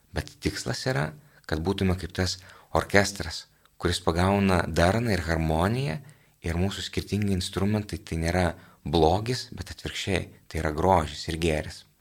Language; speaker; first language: Lithuanian; native; Lithuanian